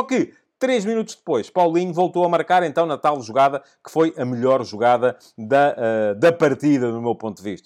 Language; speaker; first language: Portuguese; native; Portuguese